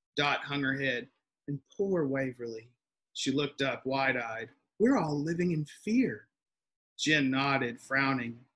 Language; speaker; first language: English; native; English